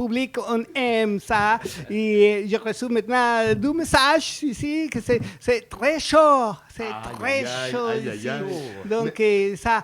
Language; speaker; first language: French; non-native, learner; Spanish